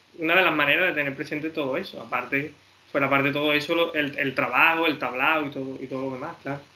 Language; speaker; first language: Spanish; native; Spanish